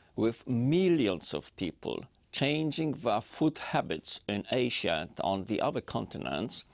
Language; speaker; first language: English; non-native, fluent; Polish